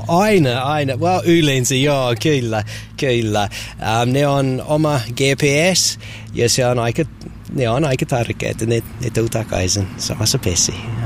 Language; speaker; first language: Finnish; non-native, learner; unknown